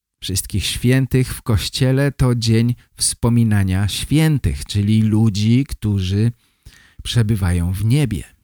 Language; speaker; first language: Polish; native; Polish